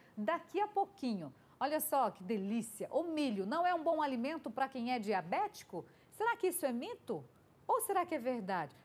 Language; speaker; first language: Portuguese; native; Portuguese